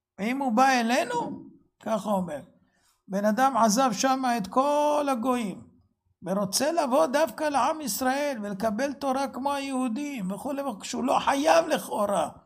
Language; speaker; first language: Hebrew; native; Hebrew